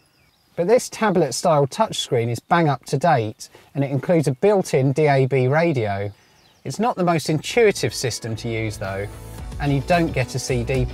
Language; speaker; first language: English; native; English